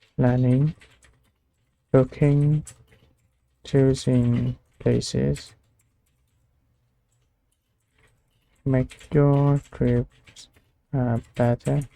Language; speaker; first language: English; non-native, learner; Vietnamese